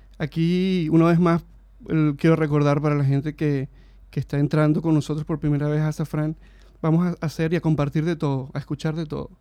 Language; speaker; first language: Spanish; native; Spanish